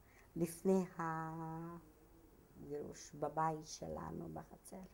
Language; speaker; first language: Hebrew; non-native, fluent; Hungarian